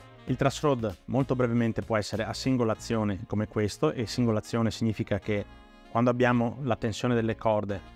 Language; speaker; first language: Italian; native; Italian